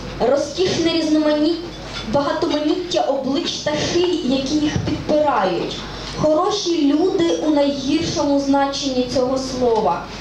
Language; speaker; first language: Ukrainian; native; Ukrainian